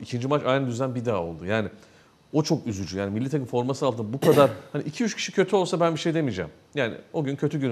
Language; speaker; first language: Turkish; native; Turkish